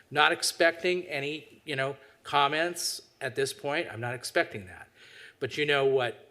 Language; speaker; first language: English; native; English